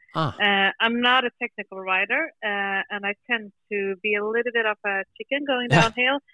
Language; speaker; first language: English; non-native, fluent; Swedish